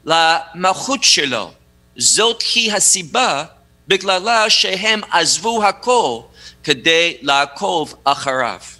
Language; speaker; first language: Hebrew; non-native, fluent; English